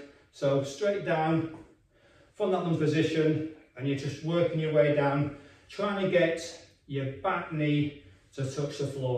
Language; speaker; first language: English; native; English